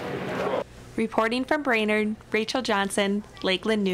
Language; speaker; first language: English; native; English